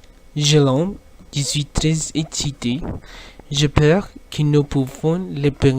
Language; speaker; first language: French; non-native, learner; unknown